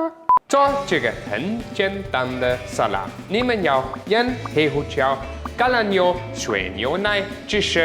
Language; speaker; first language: Chinese; non-native, fluent; German